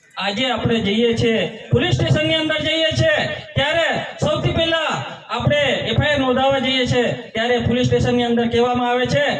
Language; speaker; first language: Gujarati; non-native, local second language; Bhili